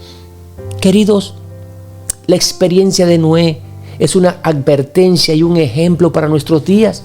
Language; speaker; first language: Spanish; native; Spanish